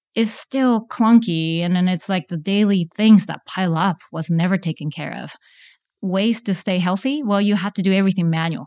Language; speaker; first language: English; non-native, fluent; Japanese